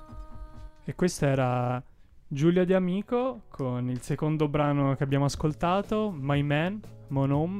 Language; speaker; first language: Italian; native; Italian